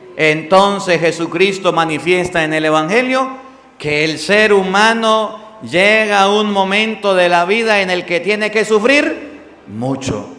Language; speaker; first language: Spanish; native; Spanish